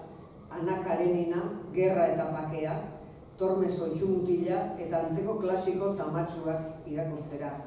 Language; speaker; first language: Basque; native; Basque